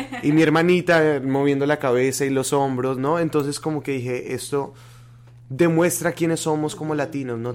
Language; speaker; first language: Spanish; native; Spanish